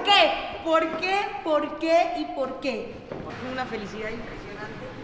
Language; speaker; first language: Spanish; early bilingual, other home language; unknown